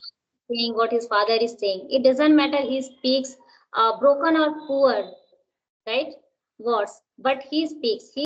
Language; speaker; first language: English; non-native, local second language; Hindi